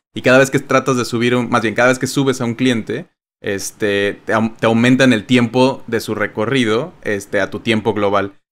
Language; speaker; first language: Spanish; native; Spanish